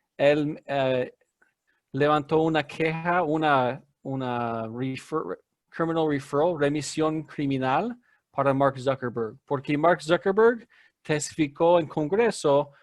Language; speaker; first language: Spanish; non-native, fluent; English